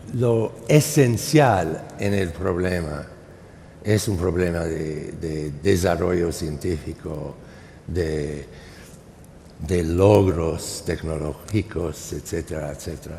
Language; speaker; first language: Spanish; non-native, fluent; English